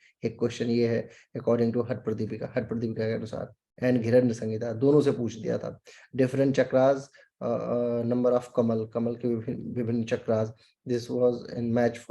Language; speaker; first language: Hindi; native; Hindi